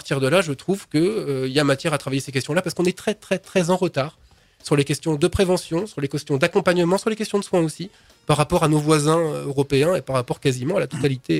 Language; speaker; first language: French; native; French